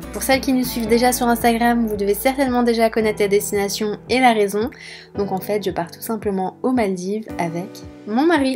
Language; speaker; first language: French; native; French